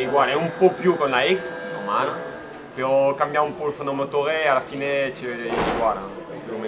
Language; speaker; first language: Italian; non-native, learner; French